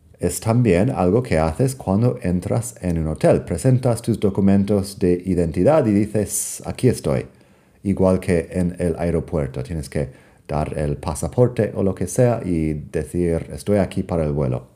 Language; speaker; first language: Spanish; non-native, fluent; English